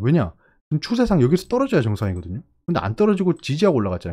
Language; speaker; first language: Korean; native; Korean